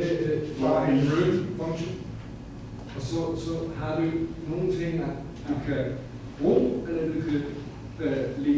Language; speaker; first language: Danish; non-native, fluent; English